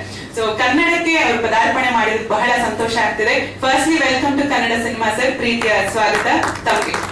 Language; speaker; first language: Kannada; native; Kannada